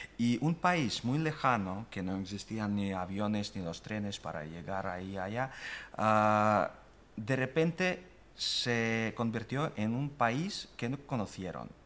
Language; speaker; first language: Spanish; non-native, fluent; Russian